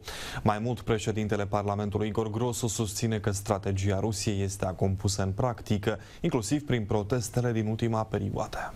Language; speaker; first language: Romanian; native; Romanian